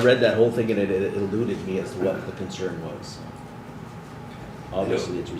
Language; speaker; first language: English; native; English